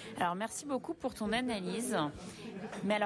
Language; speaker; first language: French; native; French